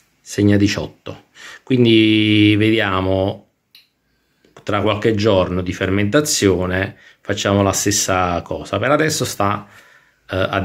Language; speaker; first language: Italian; native; Italian